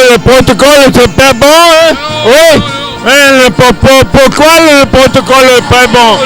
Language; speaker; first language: French; non-native, learner; Dutch